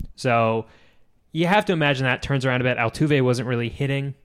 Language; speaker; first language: English; native; English